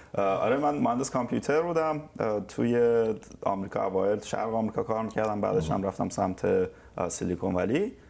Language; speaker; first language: Persian; native; Persian